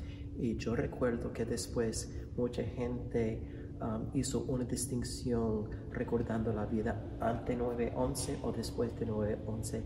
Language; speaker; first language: Spanish; non-native, fluent; English